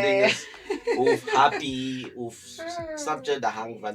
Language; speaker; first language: Dutch; non-native, fluent; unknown